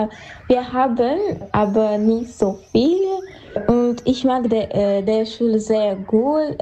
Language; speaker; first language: German; non-native, learner; Armenian